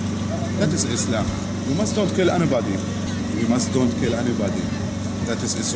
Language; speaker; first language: English; non-native, learner; Arabic